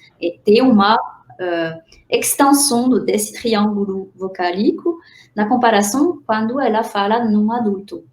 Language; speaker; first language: Portuguese; non-native, fluent; French